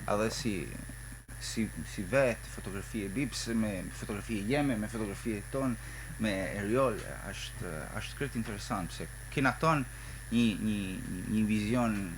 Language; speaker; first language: Albanian; early bilingual, heritage; Albanian